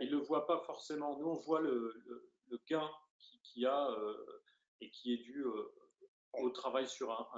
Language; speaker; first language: French; native; French